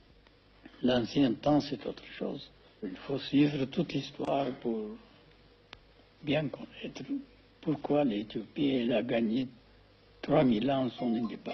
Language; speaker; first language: French; non-native, fluent; Amharic